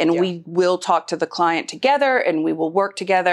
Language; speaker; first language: English; native; English